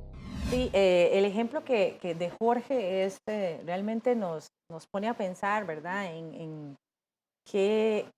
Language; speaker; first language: Spanish; native; Spanish